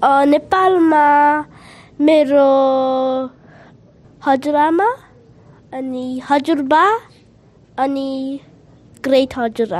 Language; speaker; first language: Nepali; early bilingual, heritage; Nepali